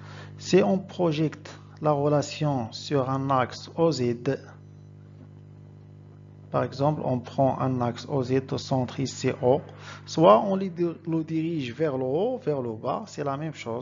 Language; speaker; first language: French; non-native, local second language; Arabic